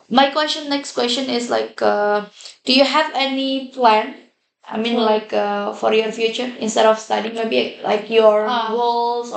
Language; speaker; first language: English; non-native, fluent; Indonesian